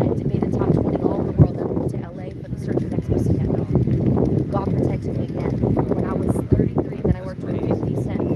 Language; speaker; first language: English; native; English